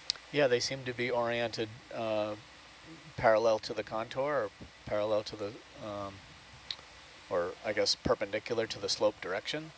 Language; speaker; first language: English; native; English